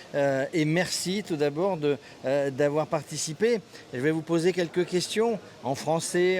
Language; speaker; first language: French; native; French